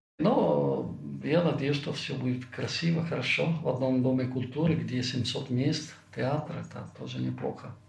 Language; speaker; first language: Russian; non-native, fluent; Italian